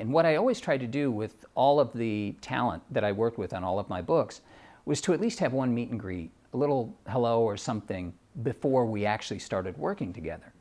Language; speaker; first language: English; native; English